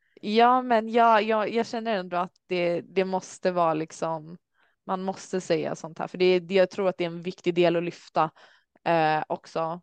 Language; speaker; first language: Swedish; early bilingual, other home language; Albanian